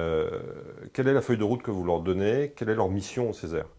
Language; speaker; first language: French; native; French